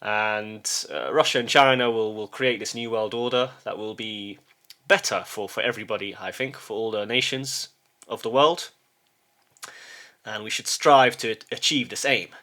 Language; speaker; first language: English; early bilingual, heritage; English